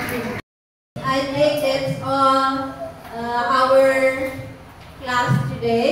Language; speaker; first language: English; non-native, learner; Indonesian